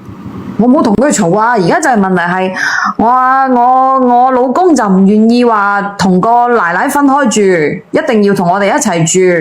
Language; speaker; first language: Cantonese; native; Cantonese